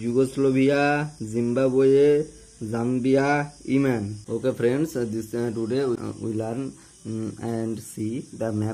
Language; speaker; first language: English; non-native, local second language; Hindi